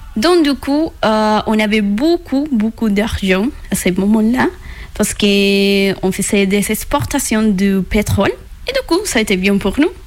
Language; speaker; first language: French; non-native, learner; Spanish